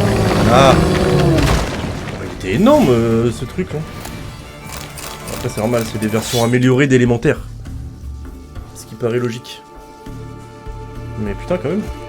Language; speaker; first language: French; native; French